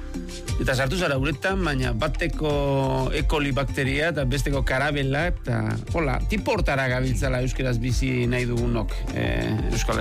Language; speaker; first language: Basque; native; Basque